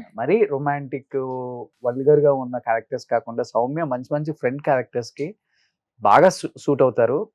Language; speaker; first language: Telugu; native; Telugu